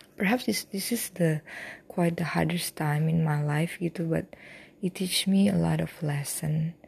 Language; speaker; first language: English; non-native, fluent; Indonesian